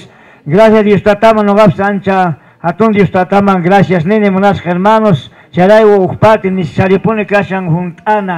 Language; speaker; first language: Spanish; non-native, local second language; Quechua